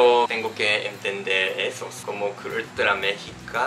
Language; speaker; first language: Spanish; non-native, learner; Japanese